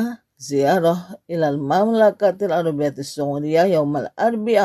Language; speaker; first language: Arabic; non-native, fluent; Indonesian